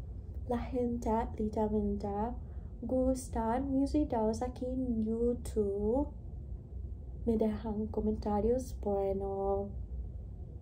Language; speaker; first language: Spanish; non-native, learner; English